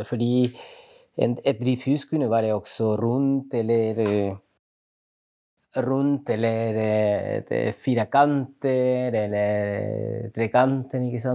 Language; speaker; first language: Norwegian; non-native, fluent; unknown